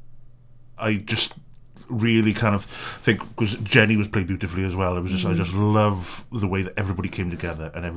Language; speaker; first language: English; native; English